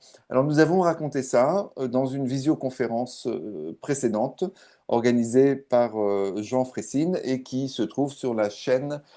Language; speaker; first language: French; native; French